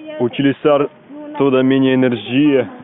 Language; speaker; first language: Portuguese; non-native, learner; Spanish